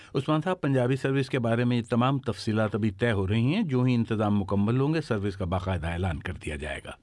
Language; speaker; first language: Urdu; native; Urdu